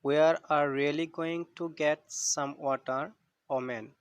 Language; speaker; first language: English; non-native, local second language; Assamese